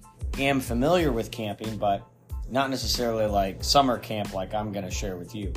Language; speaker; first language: English; native; English